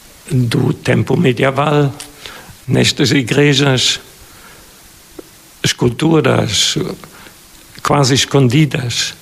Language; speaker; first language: Portuguese; non-native, fluent; German